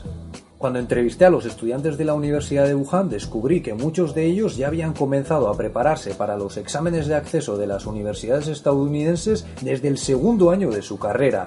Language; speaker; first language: Spanish; native; Spanish